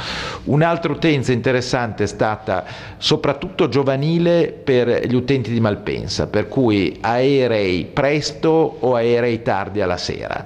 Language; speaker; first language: Italian; native; Italian